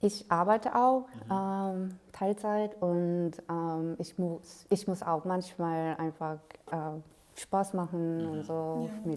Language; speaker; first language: German; non-native, fluent; Korean